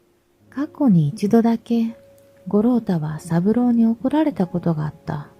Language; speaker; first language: Japanese; native; Japanese